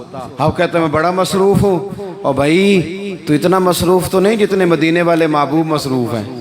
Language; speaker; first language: Urdu; non-native, local second language; Punjabi